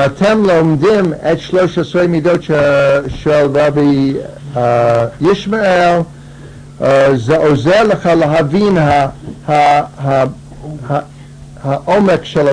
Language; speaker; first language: Hebrew; non-native, fluent; English